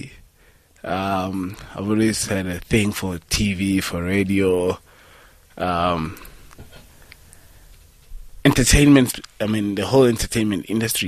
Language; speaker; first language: English; non-native, local second language; Northern Sotho